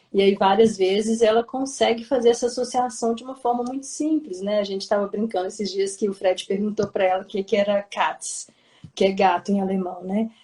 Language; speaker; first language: Portuguese; native; Portuguese